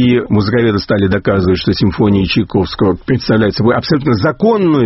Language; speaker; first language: Russian; native; Russian